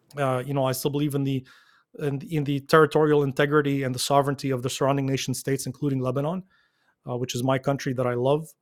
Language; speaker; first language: English; non-native, fluent; Arabic